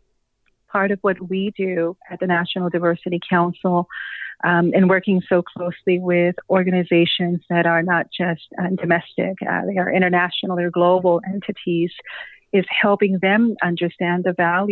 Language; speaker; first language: English; non-native, fluent; Spanish